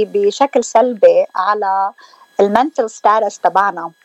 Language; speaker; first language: Arabic; native; Arabic